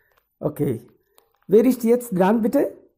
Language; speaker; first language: German; non-native, learner; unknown